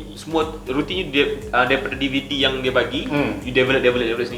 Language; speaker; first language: Malay; native; Malay